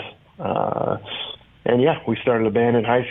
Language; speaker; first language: English; native; English